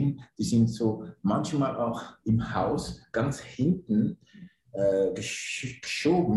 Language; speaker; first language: German; non-native, learner; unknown